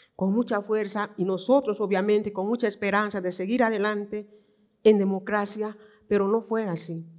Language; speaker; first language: Spanish; native; Spanish